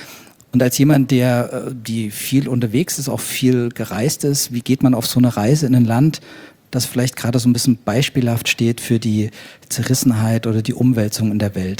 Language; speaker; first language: German; native; German